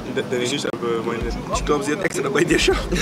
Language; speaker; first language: German; native; German